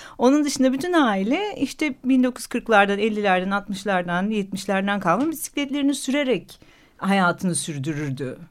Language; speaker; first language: Turkish; native; Turkish